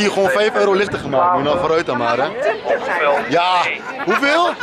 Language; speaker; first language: Dutch; native; Dutch